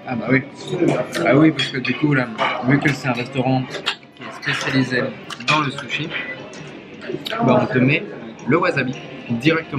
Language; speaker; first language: French; native; French